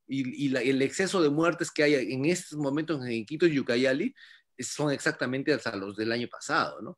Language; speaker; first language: Spanish; native; Spanish